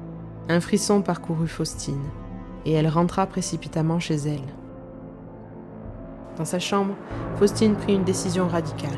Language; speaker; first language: French; native; French